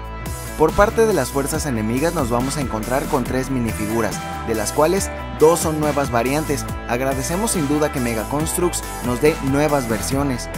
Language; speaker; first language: Spanish; native; Spanish